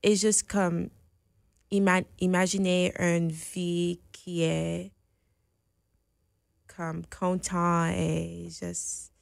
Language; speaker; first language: French; non-native, fluent; English